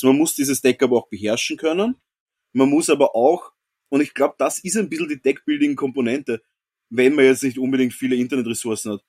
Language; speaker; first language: German; native; German